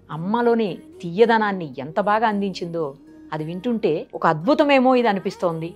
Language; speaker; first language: Telugu; native; Telugu